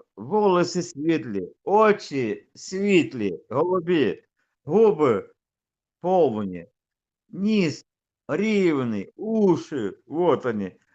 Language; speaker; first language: Russian; native; Russian